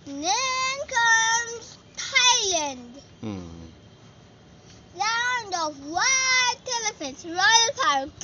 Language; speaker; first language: English; non-native, learner; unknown